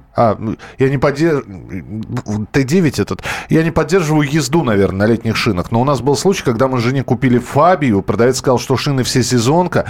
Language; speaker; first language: Russian; native; Russian